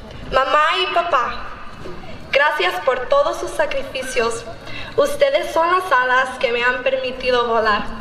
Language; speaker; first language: Spanish; early bilingual, heritage; Spanish